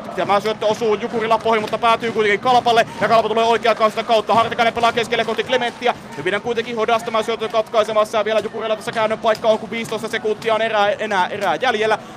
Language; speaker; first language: Finnish; native; Finnish